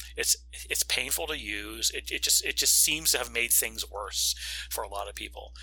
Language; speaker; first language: English; native; English